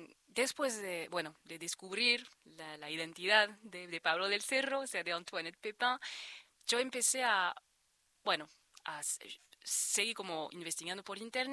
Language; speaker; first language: Spanish; non-native, fluent; French